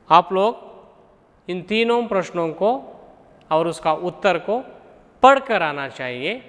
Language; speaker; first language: Hindi; non-native, local second language; Kannada